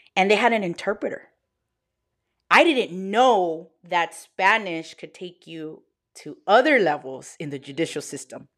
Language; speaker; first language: English; early bilingual, other home language; Spanish